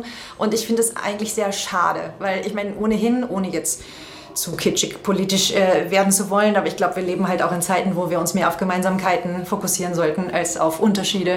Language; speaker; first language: German; native; German